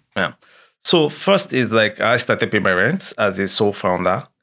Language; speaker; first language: English; non-native, local second language; Yoruba